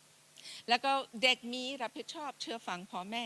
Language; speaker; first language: Thai; non-native, fluent; English